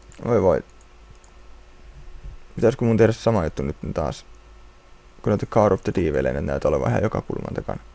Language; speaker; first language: Finnish; native; Finnish